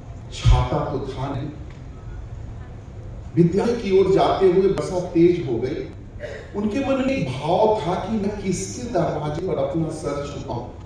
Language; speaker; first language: Hindi; native; Hindi